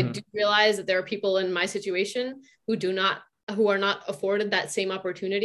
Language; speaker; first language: English; native; English